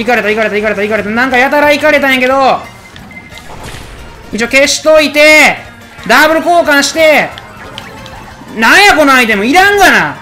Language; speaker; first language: Japanese; native; Japanese